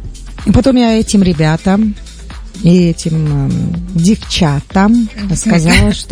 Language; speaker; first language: Russian; non-native, local second language; Tajik